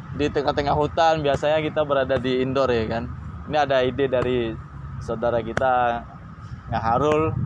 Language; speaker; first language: Indonesian; native; Indonesian